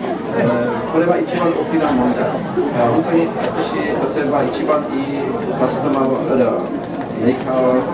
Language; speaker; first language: Japanese; non-native, learner; Czech